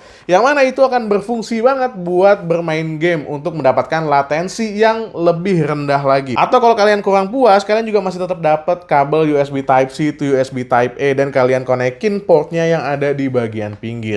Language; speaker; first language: Indonesian; native; Indonesian